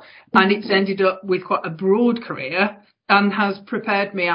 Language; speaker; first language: English; native; English